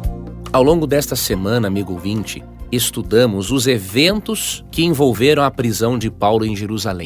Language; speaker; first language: Portuguese; native; Portuguese